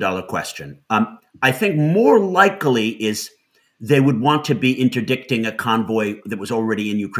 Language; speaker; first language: English; native; English